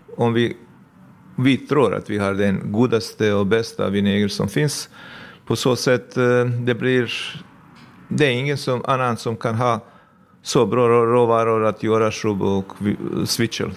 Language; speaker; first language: Swedish; non-native, fluent; Bosnian